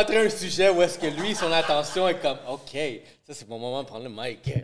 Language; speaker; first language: French; native; French